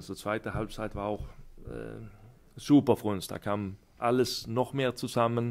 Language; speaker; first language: German; non-native, fluent; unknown